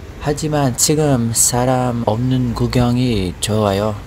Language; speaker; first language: Korean; non-native, learner; English